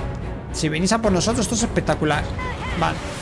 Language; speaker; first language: Spanish; native; Spanish